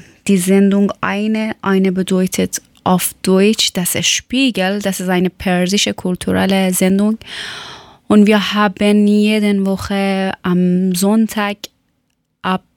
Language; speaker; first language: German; non-native, learner; Persian